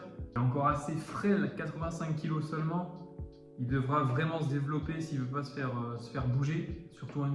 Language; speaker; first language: French; native; French